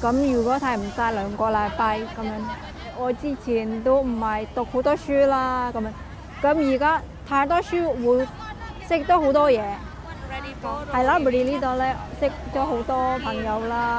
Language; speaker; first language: Cantonese; non-native, fluent; Indonesian